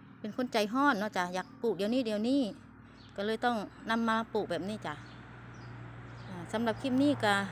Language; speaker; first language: Thai; non-native, local second language; Lao